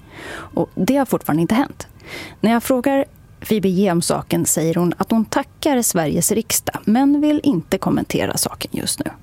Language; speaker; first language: Swedish; native; Swedish